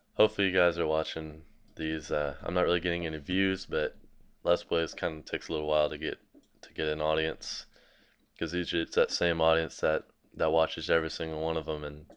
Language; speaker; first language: English; native; English